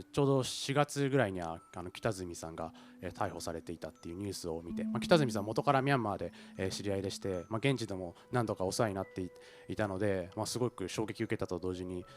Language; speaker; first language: Japanese; native; Japanese